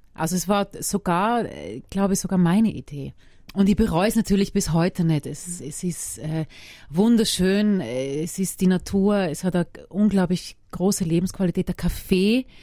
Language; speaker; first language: German; native; German